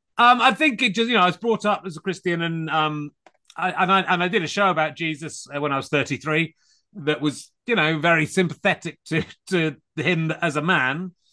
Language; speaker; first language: English; native; English